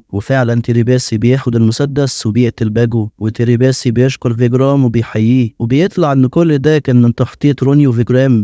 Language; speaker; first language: Arabic; native; Arabic